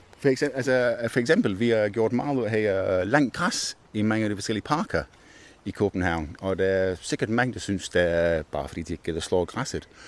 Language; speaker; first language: Danish; non-native, fluent; English